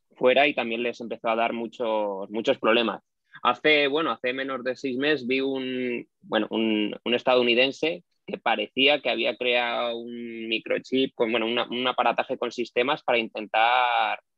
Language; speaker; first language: Spanish; native; Spanish